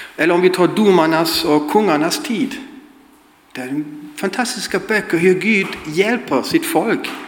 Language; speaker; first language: Swedish; non-native, fluent; German